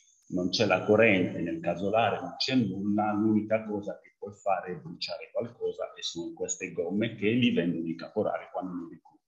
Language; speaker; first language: Italian; non-native, fluent; French